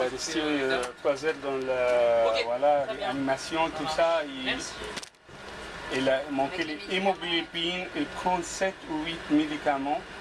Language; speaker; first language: French; non-native, fluent; Arabic